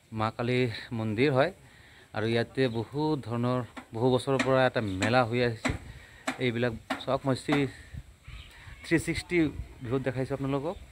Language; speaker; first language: Assamese; non-native, local second language; Bangla